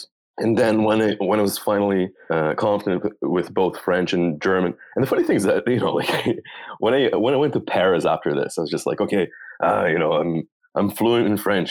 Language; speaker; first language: English; non-native, fluent; Portuguese